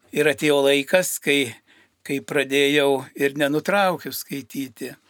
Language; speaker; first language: Lithuanian; native; Lithuanian